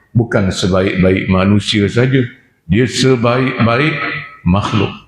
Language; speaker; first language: Malay; native; Malay